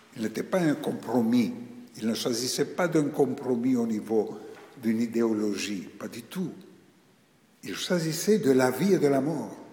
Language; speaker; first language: French; non-native, fluent; Greek